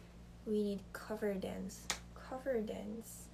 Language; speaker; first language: English; non-native, learner; Korean